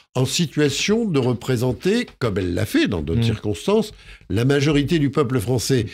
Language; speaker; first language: French; native; French